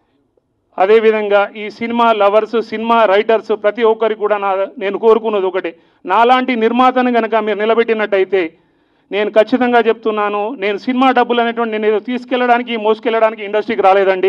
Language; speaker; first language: Telugu; native; Telugu